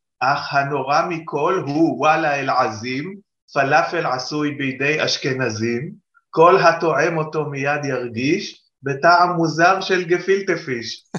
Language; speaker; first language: Hebrew; native; Hebrew